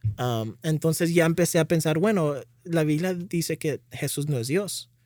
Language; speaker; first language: Spanish; early bilingual, heritage; Spanish